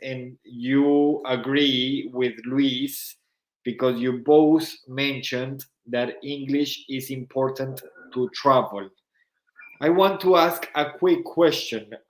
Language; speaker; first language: English; non-native, fluent; Spanish